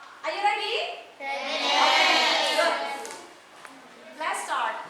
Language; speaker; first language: English; non-native, fluent; Indonesian